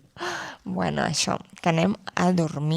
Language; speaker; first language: Catalan; native; Catalan